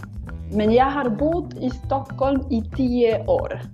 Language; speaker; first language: Swedish; non-native, fluent; Spanish